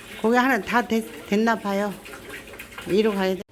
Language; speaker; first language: Korean; native; Korean